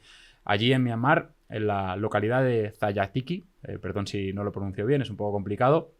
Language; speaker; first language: Spanish; native; Spanish